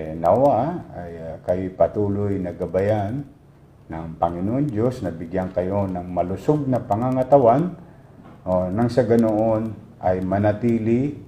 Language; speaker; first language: Filipino; native; Filipino